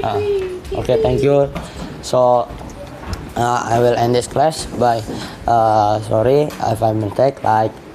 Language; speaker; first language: English; non-native, learner; Indonesian